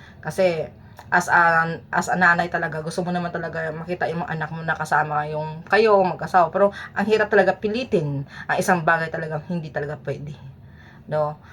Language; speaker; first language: Filipino; native; Filipino